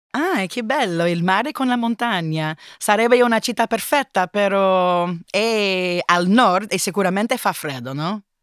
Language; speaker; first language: Italian; non-native, learner; English